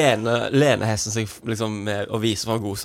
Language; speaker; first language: Norwegian; native; Norwegian